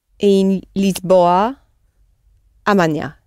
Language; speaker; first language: Portuguese; non-native, learner; English